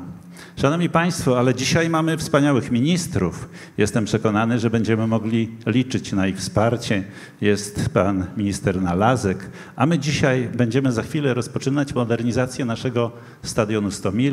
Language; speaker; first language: Polish; native; Polish